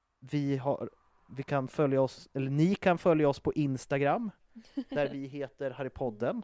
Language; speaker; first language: Swedish; native; Swedish